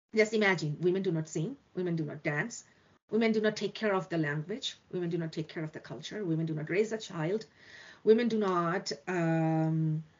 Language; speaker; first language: English; non-native, local second language; Bangla